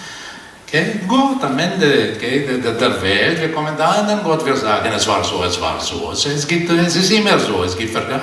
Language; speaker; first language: German; non-native, fluent; Portuguese